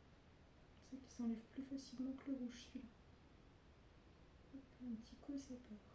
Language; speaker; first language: French; native; French